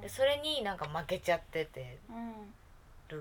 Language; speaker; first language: Japanese; native; Japanese